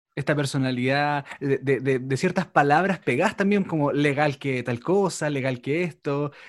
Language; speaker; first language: Spanish; native; Spanish